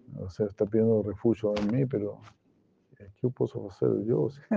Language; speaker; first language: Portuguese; non-native, fluent; Spanish